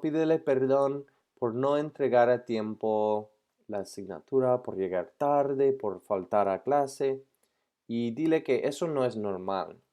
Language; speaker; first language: Spanish; non-native, fluent; English